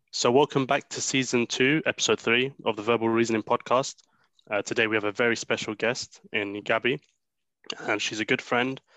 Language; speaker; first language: English; early bilingual, other home language; Arabic